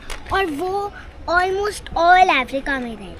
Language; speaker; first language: Hindi; early bilingual, heritage; Urdu